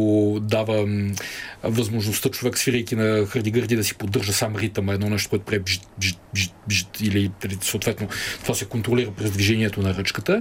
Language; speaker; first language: Bulgarian; native; Bulgarian